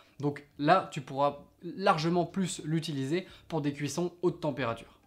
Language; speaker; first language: French; native; French